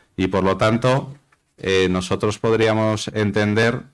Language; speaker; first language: Spanish; native; Spanish